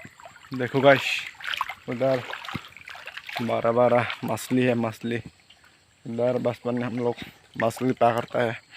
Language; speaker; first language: Hindi; non-native, local second language; Kok Borok